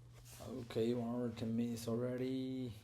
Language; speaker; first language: English; non-native, learner; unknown